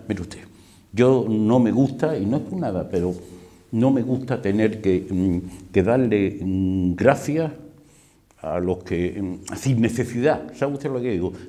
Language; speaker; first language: Spanish; native; Spanish